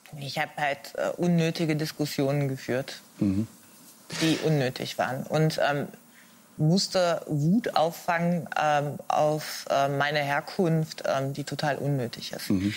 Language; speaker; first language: German; early bilingual, other home language; Arabic